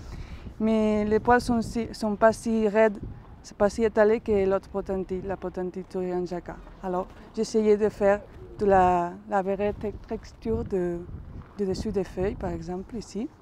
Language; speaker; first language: French; non-native, fluent; Spanish